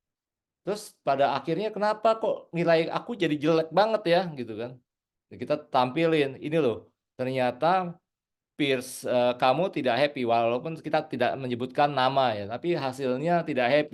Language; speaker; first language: Indonesian; native; Indonesian